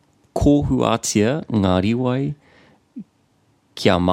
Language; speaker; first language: Māori; non-native, local second language; English